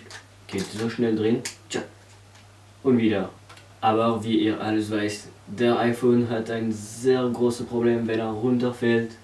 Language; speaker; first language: German; non-native, learner; French